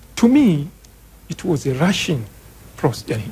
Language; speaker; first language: English; non-native, local second language; Swahili